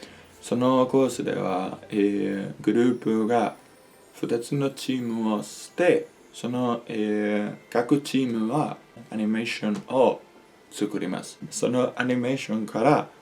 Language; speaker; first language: Japanese; non-native, learner; Spanish